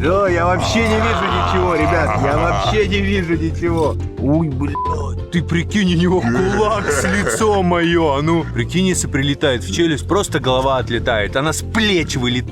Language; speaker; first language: Russian; native; Russian